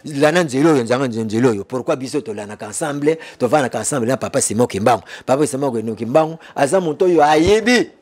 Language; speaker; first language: Lingala; non-native, local second language; Kongo